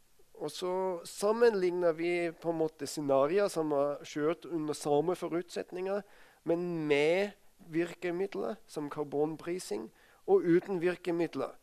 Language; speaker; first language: Norwegian; non-native, fluent; German